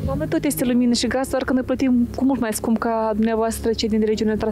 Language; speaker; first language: Romanian; native; Romanian